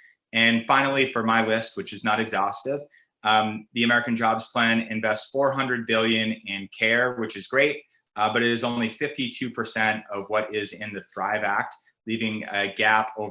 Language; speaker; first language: English; native; English